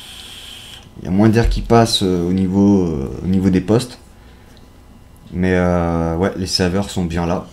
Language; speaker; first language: French; native; French